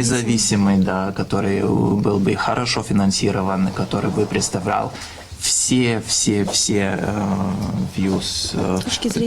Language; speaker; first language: Russian; non-native, fluent; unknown